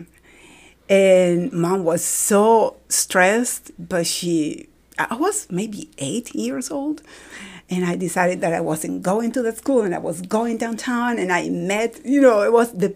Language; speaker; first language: English; non-native, fluent; Spanish